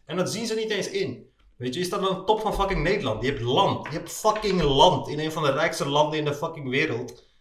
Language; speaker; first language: Dutch; native; Dutch